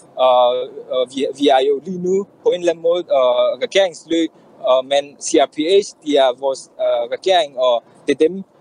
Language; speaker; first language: Danish; non-native, fluent; Hakha Chin